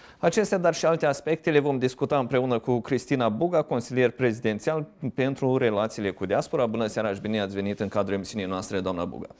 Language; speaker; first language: Romanian; native; Romanian